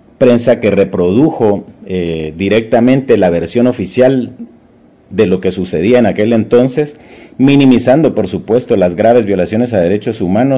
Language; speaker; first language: Spanish; native; Spanish